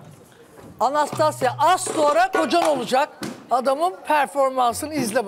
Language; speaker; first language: Turkish; native; Turkish